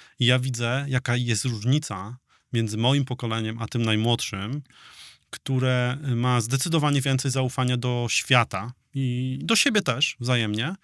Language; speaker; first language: Polish; native; Polish